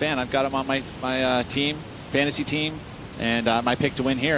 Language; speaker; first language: English; native; English